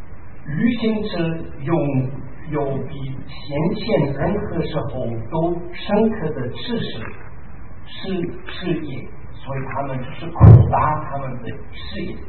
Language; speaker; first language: Chinese; non-native, fluent; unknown